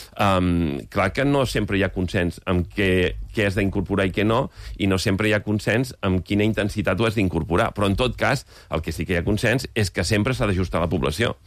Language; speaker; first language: Catalan; native; Catalan